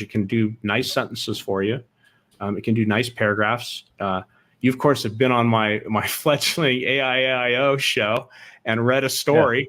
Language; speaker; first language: English; native; English